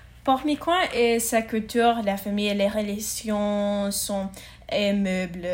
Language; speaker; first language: French; non-native, learner; English